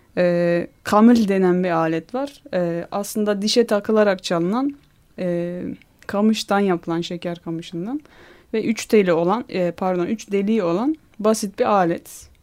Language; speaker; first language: Turkish; non-native, local second language; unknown